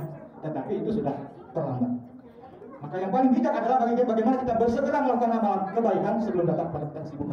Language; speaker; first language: Indonesian; native; Indonesian